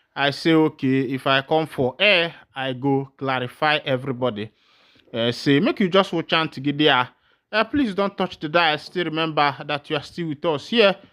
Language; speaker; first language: Nigerian Pidgin; non-native, local second language; Igbo